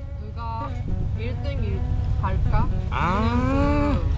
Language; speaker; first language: Korean; non-native, learner; Japanese